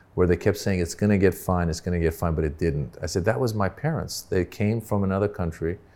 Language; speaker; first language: English; early bilingual, other home language; Persian